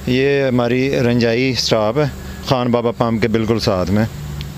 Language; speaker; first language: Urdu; non-native, local second language; Punjabi